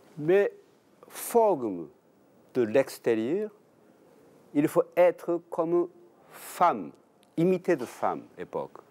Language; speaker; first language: French; non-native, learner; Japanese